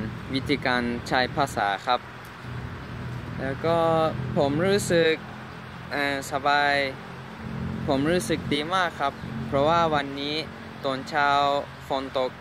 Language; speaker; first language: Thai; non-native, learner; English